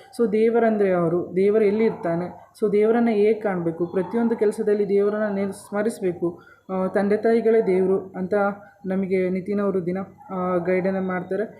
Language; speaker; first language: Kannada; native; Kannada